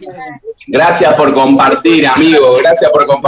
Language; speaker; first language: Spanish; native; Spanish